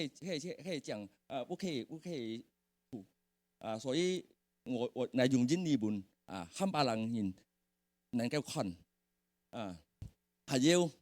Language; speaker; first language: Chinese; early bilingual, heritage; Hakka Chinese